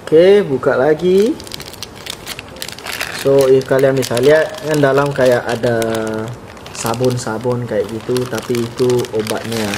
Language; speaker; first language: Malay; non-native, learner; English